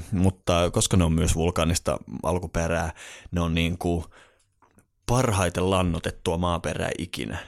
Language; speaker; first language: Finnish; native; Finnish